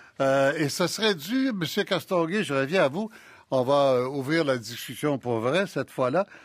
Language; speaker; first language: French; native; French